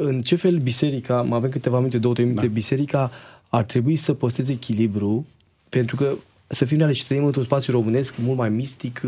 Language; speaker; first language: Romanian; native; Romanian